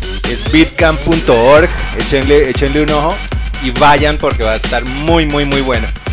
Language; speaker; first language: Spanish; native; Spanish